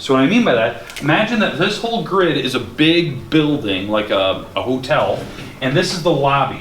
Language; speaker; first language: English; native; English